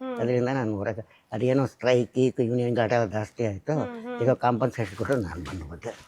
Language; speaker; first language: Kannada; non-native, local second language; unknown